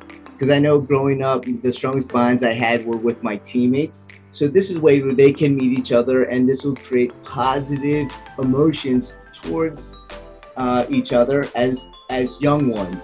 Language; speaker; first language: English; native; English